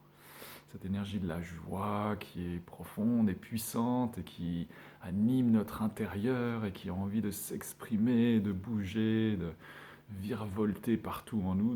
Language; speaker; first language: French; native; French